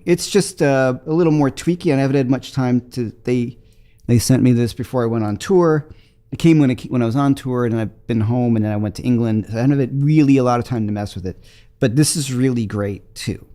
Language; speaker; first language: English; native; English